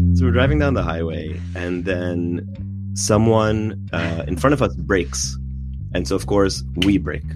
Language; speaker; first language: English; non-native, fluent; Arabic